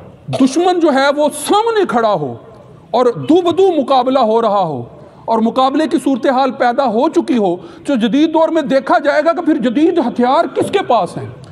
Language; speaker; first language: Urdu; native; Urdu